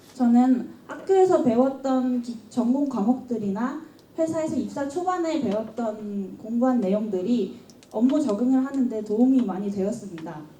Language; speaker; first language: Korean; native; Korean